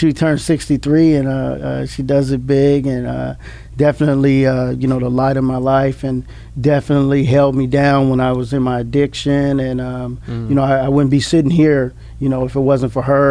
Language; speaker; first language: English; native; English